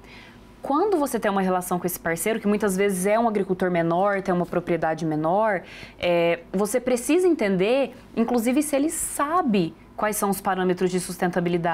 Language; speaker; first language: Portuguese; native; Portuguese